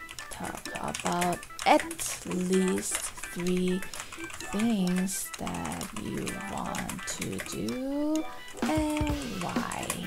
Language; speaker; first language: English; non-native, fluent; Korean